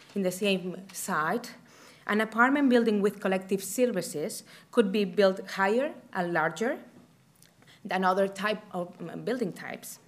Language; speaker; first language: English; non-native, fluent; Spanish